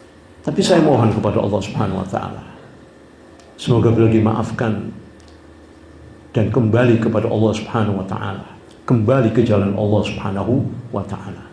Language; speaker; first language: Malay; non-native, local second language; Javanese